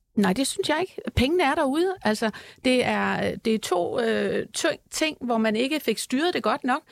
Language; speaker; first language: Danish; native; Danish